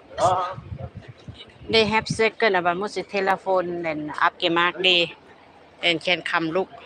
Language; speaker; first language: English; non-native, learner; Thai